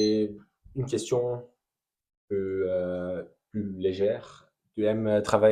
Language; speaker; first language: French; non-native, learner; Dutch